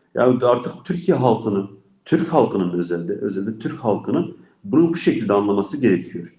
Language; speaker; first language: Turkish; non-native, local second language; Kurdish